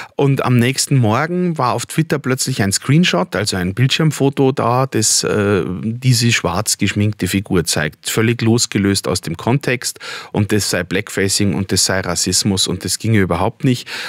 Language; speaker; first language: German; native; German